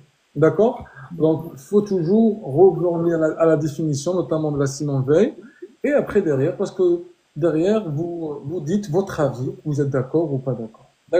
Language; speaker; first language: French; native; French